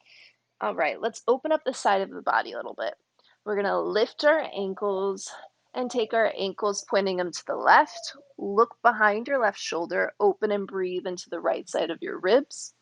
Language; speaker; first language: English; native; English